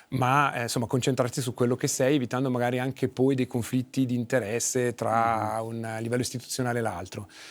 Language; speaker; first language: Italian; native; Italian